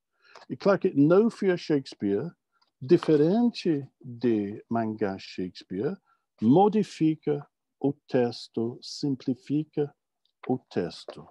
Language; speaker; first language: Portuguese; non-native, fluent; English